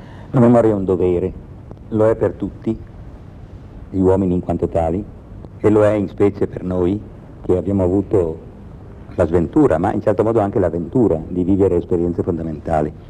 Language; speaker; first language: Italian; native; Italian